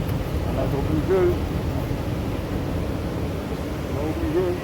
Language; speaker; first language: Portuguese; non-native, learner; Haitian Creole